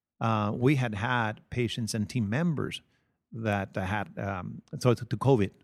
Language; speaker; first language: English; non-native, fluent; Spanish